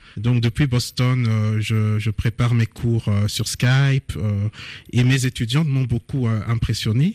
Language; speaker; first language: French; non-native, local second language; Lingala